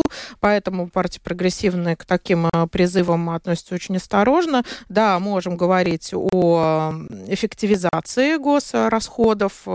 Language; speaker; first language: Russian; native; Russian